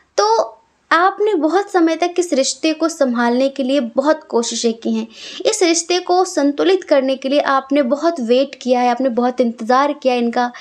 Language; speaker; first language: Hindi; native; Hindi